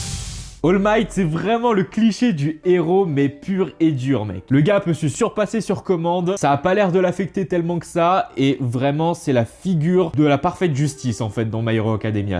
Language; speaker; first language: French; native; French